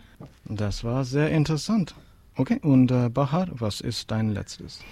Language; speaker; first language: German; non-native, fluent; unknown